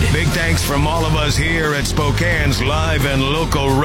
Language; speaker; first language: English; native; English